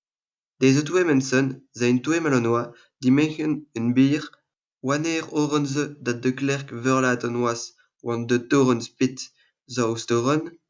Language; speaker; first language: Dutch; non-native, learner; French